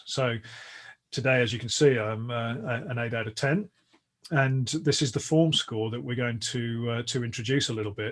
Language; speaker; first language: English; native; English